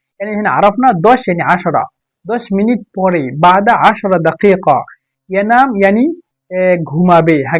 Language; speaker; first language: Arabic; non-native, fluent; Bangla